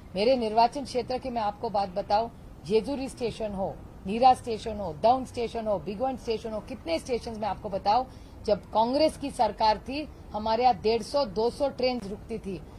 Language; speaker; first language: Hindi; non-native, local second language; Marathi